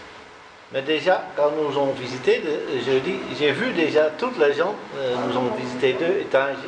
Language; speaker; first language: French; non-native, learner; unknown